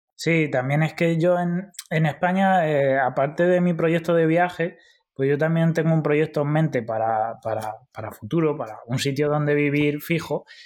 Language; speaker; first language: Spanish; native; Spanish